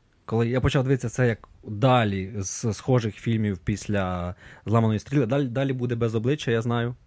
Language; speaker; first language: Ukrainian; native; Ukrainian